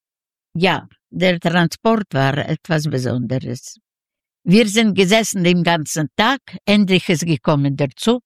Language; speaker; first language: German; non-native, learner; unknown